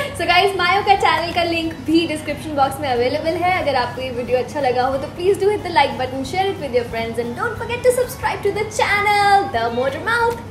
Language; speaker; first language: Hindi; native; Hindi